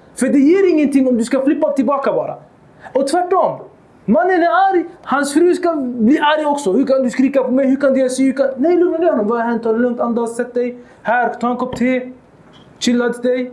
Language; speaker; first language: Swedish; early bilingual, other home language; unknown